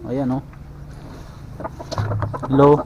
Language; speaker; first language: Filipino; non-native, local second language; Cebuano